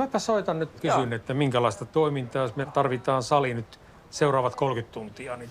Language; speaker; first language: Finnish; native; Finnish